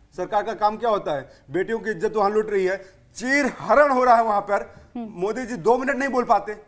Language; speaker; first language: Hindi; native; Hindi